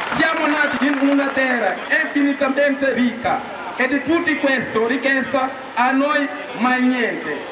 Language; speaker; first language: Italian; non-native, fluent; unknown